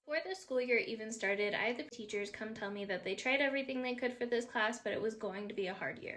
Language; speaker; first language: English; native; English